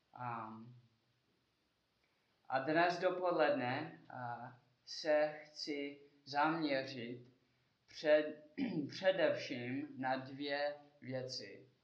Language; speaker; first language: Czech; non-native, learner; English